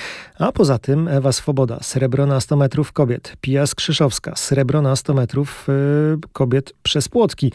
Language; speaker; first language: Polish; native; Polish